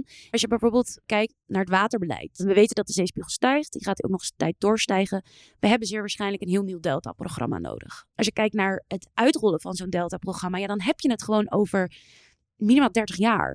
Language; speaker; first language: Dutch; native; Dutch